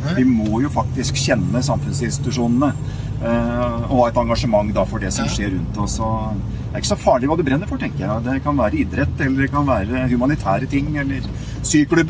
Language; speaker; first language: Norwegian; native; Norwegian